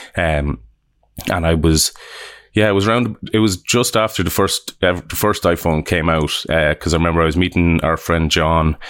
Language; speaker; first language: English; native; English